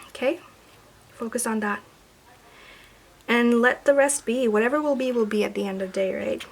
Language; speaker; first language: English; native; English